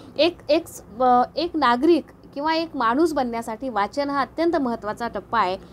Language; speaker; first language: Marathi; native; Marathi